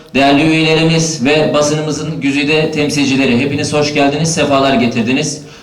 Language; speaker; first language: Turkish; native; Turkish